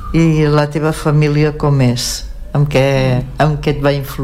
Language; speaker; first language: Catalan; native; Catalan